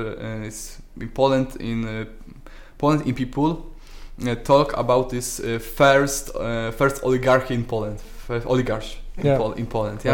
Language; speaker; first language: English; non-native, learner; Polish